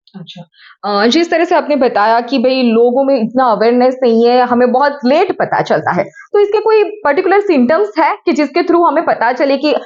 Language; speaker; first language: Hindi; non-native, local second language; Gujarati